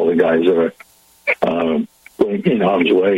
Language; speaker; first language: English; native; English